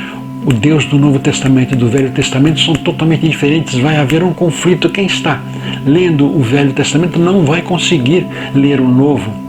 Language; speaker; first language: Portuguese; native; Portuguese